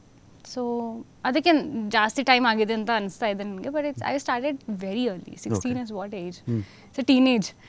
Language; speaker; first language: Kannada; non-native, fluent; Hindi